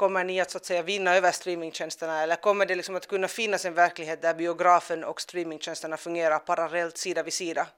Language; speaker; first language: Swedish; native; Swedish